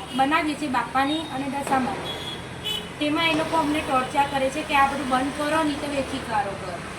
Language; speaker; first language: Gujarati; native; Gujarati